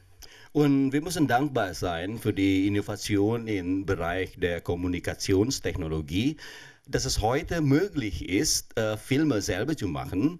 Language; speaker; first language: German; non-native, fluent; Indonesian